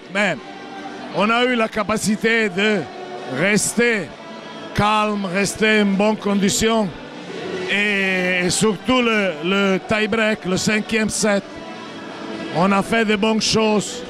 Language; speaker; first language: French; non-native, fluent; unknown